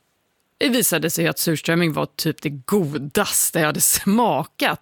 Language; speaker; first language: Swedish; native; Swedish